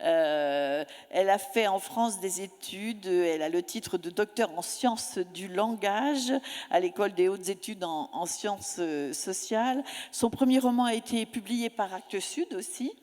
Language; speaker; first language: French; native; French